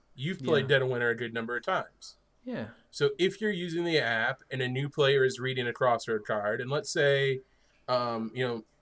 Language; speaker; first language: English; native; English